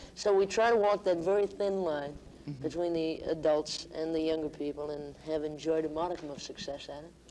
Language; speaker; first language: English; native; English